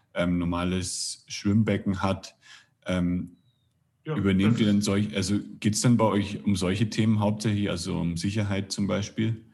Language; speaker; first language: German; native; German